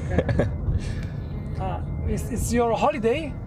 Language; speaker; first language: English; non-native, learner; Italian